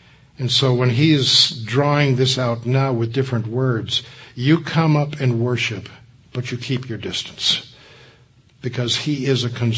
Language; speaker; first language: English; native; English